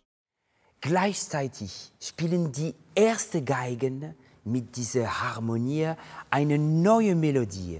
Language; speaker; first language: German; non-native, fluent; French